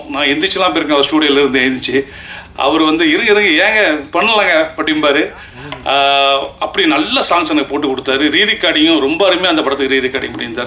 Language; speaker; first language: Tamil; native; Tamil